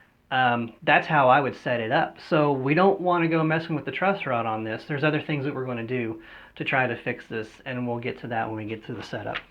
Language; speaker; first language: English; native; English